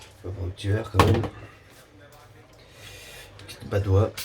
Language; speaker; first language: French; native; French